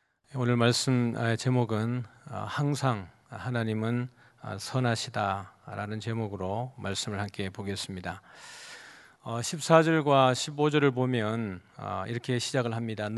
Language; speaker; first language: Korean; native; Korean